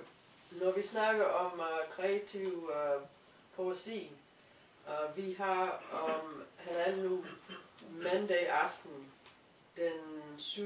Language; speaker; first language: Danish; non-native, fluent; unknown